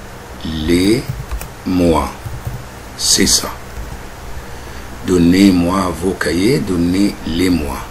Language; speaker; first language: French; non-native, fluent; Arabic